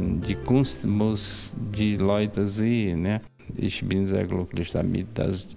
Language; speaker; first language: German; non-native, fluent; Portuguese